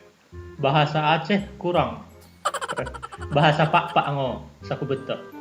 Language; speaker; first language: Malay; non-native, local second language; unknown